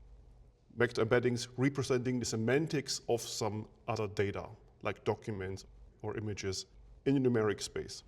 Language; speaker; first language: English; non-native, fluent; German